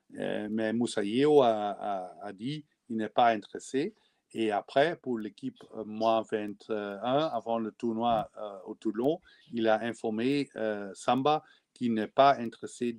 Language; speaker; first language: French; non-native, learner; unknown